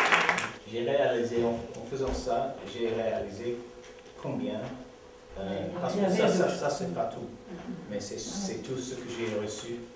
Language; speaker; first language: French; non-native, learner; English